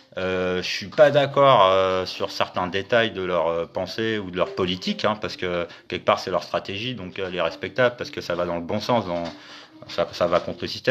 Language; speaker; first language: French; native; French